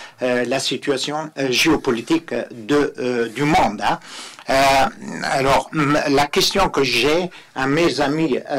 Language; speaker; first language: French; non-native, fluent; Persian